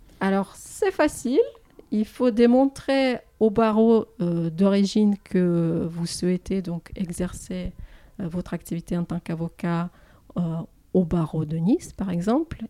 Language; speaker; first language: French; non-native, fluent; Russian